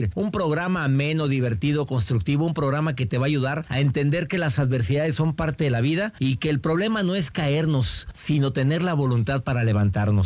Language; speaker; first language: Spanish; native; Spanish